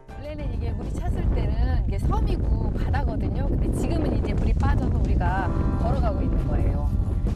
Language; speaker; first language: Korean; native; Korean